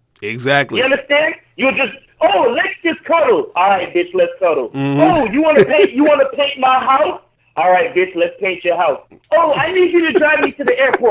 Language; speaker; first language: English; native; English